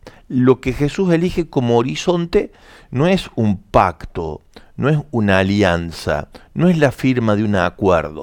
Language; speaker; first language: Spanish; native; Spanish